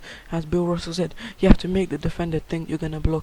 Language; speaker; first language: English; native; English